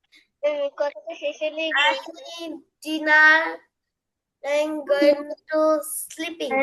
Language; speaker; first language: English; non-native, learner; Bangla